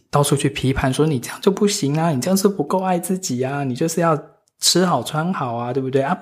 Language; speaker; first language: Chinese; native; Chinese